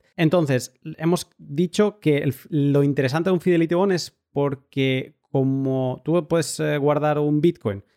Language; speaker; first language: Spanish; native; Spanish